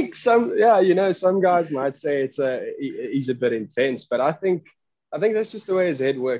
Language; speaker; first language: English; non-native, local second language; Afrikaans